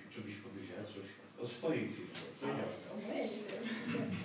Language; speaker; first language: Polish; non-native, fluent; Georgian